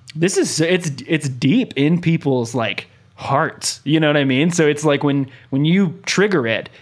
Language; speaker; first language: English; native; English